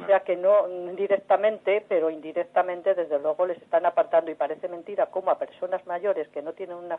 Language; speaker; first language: Spanish; native; Spanish